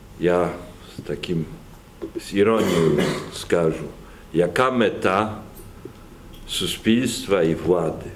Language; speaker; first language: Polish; non-native, learner; Ukrainian